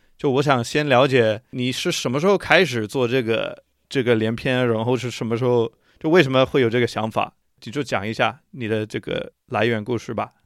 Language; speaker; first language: Chinese; non-native, fluent; English